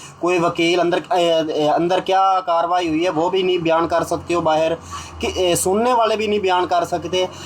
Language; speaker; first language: Urdu; non-native, local second language; Punjabi